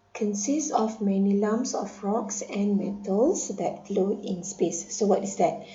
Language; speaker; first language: English; non-native, local second language; Malay